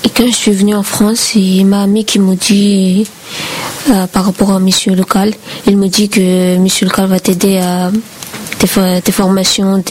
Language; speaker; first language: French; non-native, learner; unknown